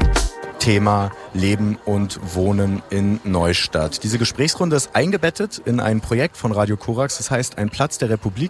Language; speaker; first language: German; native; German